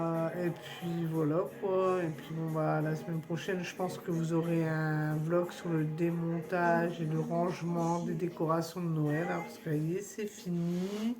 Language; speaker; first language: French; native; French